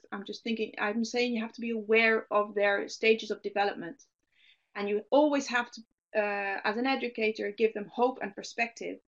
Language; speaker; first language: English; non-native, fluent; Dutch